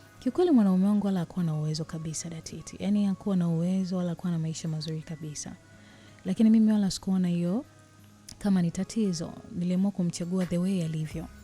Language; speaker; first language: Swahili; native; Swahili